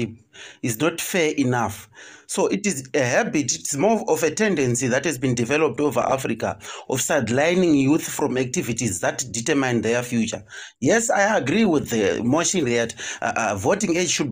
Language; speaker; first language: English; non-native, local second language; Shona